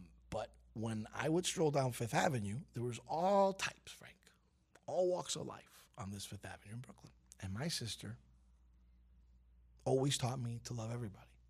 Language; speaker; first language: English; early bilingual, other home language; Spanish